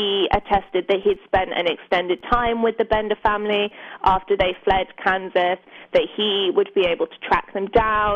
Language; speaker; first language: English; native; English